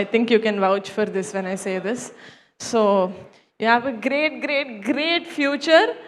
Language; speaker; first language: English; non-native, local second language; Telugu